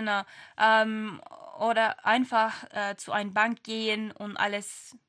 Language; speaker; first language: German; non-native, learner; Turkish